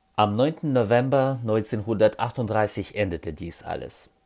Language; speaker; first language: German; non-native, fluent; Russian